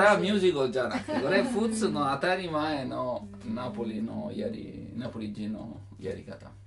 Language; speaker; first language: Japanese; non-native, learner; Italian